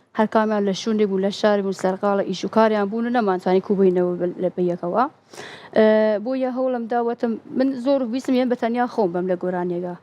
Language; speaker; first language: Central Kurdish; non-native, local second language; Southern Kurdish